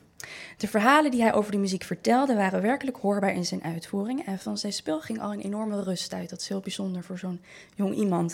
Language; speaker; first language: Dutch; native; Dutch